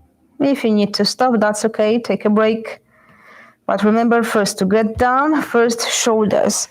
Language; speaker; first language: English; non-native, fluent; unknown